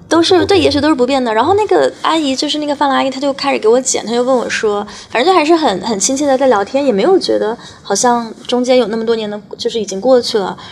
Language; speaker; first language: Chinese; native; Chinese